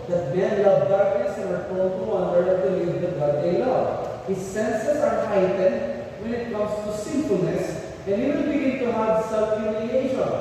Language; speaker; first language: English; non-native, local second language; Filipino